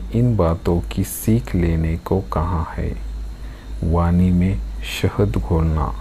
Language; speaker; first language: Hindi; non-native, local second language; Marathi